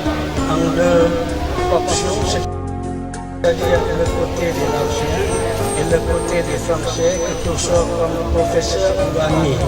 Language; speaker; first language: French; non-native, local second language; Lao